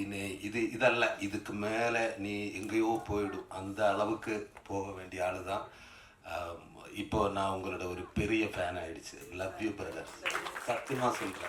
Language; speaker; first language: Tamil; non-native, learner; Malayalam